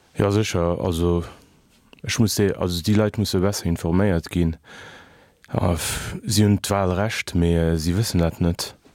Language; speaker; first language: Luxembourgish; early bilingual, other home language; Kabuverdianu